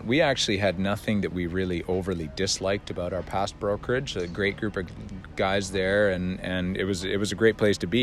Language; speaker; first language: English; native; English